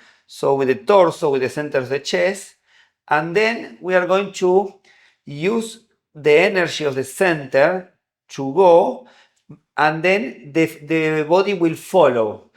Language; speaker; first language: English; non-native, fluent; Spanish